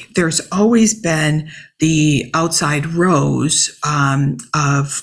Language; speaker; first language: English; native; English